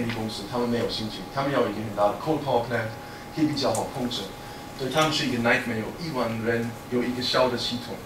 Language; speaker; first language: Chinese; non-native, fluent; German